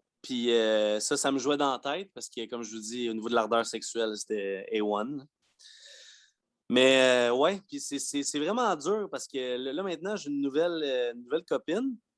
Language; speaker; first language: French; native; French